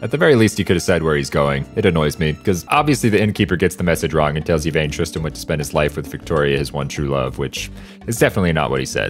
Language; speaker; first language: English; native; English